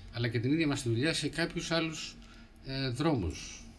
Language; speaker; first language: Greek; native; Greek